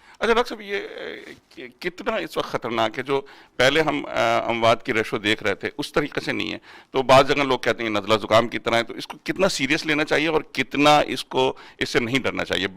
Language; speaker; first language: Urdu; native; Urdu